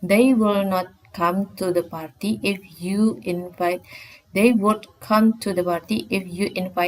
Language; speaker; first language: English; non-native, fluent; Indonesian